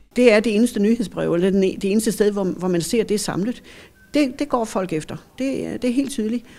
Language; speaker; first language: Danish; native; Danish